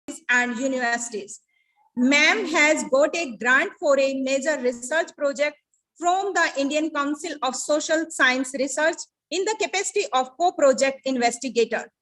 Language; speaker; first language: English; non-native, local second language; Hindi